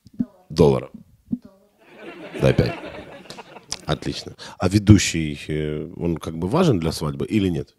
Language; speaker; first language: Russian; native; Russian